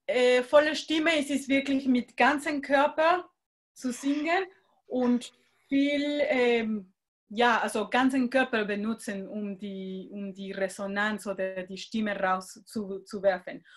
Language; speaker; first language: German; non-native, fluent; Spanish